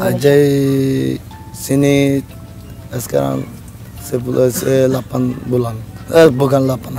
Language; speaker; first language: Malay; non-native, learner; Rohingya